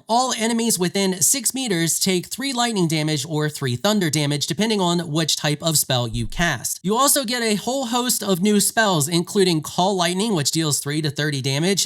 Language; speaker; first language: English; native; English